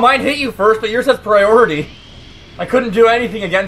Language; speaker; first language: English; native; English